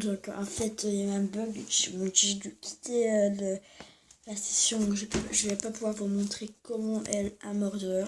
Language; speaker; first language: French; native; French